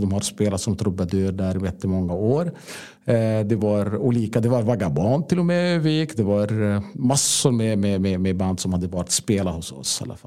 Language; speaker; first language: Swedish; non-native, fluent; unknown